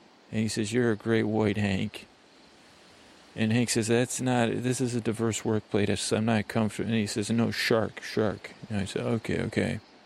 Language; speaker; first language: English; native; English